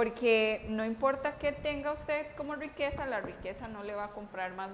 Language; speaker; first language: Spanish; native; Spanish